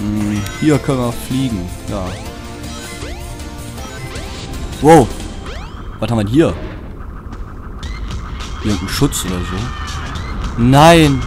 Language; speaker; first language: German; native; German